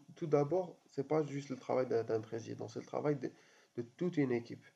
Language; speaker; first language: French; non-native, local second language; Arabic